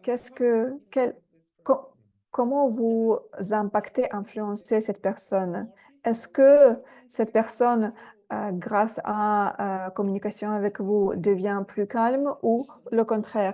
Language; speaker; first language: French; non-native, fluent; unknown